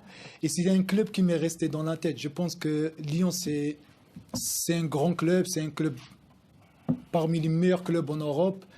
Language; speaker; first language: French; non-native, local second language; Arabic